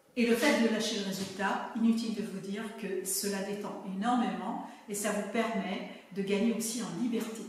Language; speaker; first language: French; native; French